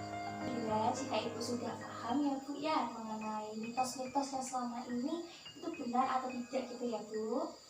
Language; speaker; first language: Indonesian; native; Indonesian